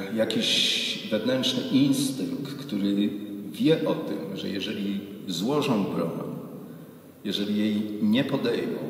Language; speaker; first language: Polish; native; Polish